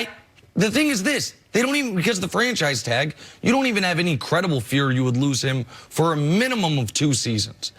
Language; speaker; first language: English; native; English